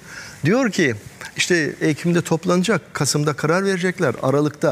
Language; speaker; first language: Turkish; native; Turkish